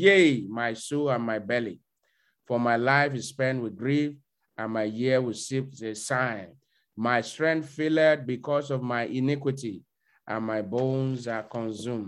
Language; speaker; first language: English; non-native, local second language; Yoruba